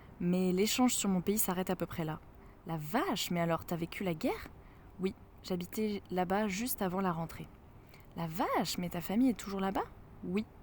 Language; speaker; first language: French; native; French